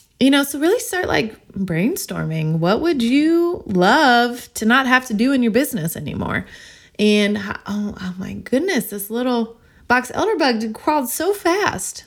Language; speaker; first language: English; native; English